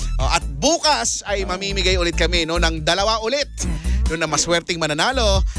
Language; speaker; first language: Filipino; native; Filipino